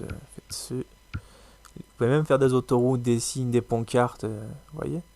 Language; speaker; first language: French; native; French